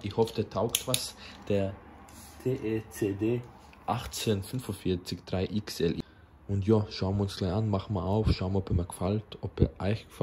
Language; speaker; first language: German; native; German